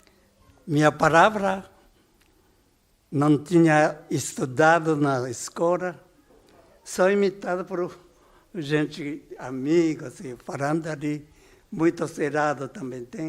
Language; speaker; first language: Portuguese; non-native, learner; Japanese